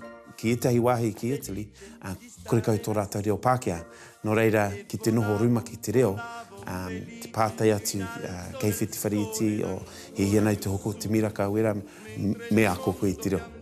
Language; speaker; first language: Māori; non-native, local second language; English